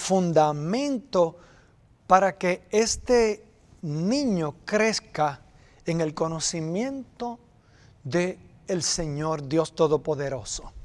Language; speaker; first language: Spanish; native; Spanish